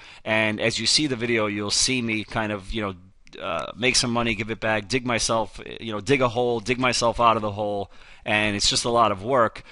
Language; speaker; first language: English; native; English